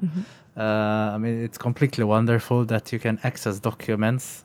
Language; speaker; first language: English; non-native, local second language; Maltese